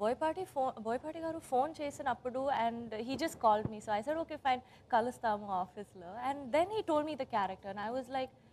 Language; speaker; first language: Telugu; non-native, learner; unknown